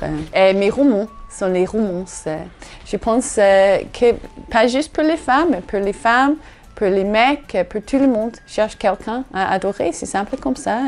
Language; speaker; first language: French; non-native, fluent; English